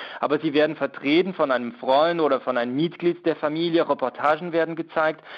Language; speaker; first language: German; non-native, local second language; French